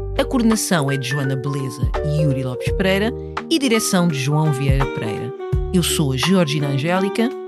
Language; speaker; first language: Portuguese; native; Portuguese